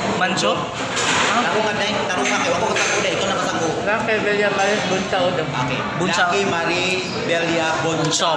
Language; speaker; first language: Filipino; non-native, local second language; Cebuano